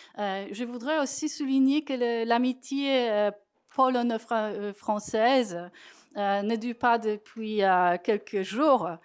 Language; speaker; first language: French; non-native, fluent; Polish